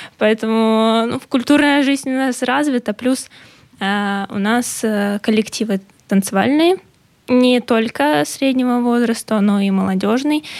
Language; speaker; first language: Russian; native; Russian